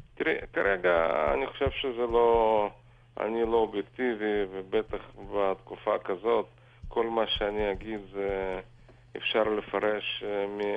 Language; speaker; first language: Hebrew; non-native, fluent; Russian